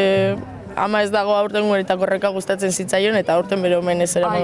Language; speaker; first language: Basque; non-native, local second language; Spanish